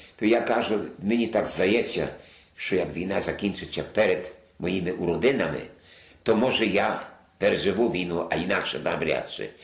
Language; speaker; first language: Ukrainian; non-native, local second language; Polish